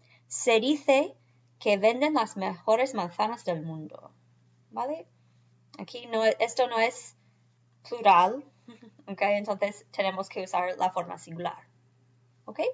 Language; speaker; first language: Spanish; non-native, fluent; English